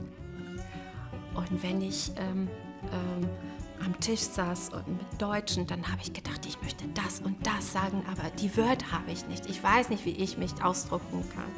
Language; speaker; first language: German; non-native, fluent; Portuguese